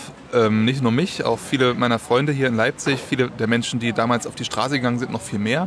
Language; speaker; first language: German; native; German